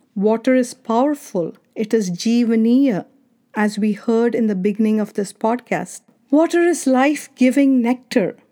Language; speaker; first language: English; non-native, local second language; Kannada